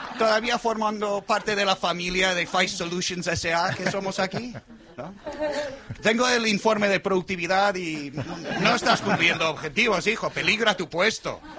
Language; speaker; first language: Spanish; non-native, fluent; English